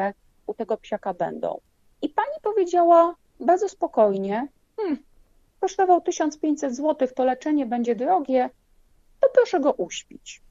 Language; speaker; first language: Polish; native; Polish